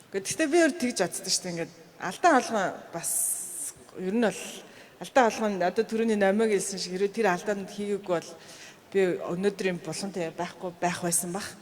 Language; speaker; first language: Mongolian; early bilingual, heritage; Mongolian